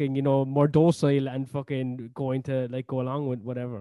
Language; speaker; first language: English; native; English